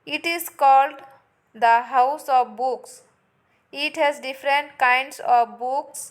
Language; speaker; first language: English; non-native, local second language; Assamese